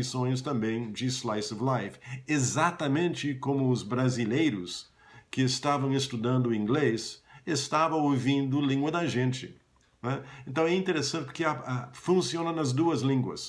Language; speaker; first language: Portuguese; non-native, fluent; English